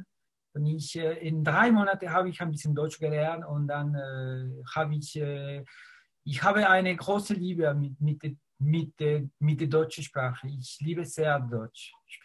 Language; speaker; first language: German; non-native, fluent; Spanish